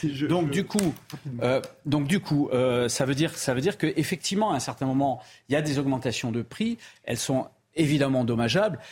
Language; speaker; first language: French; native; French